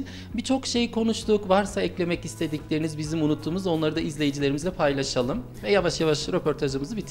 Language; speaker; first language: Turkish; native; Turkish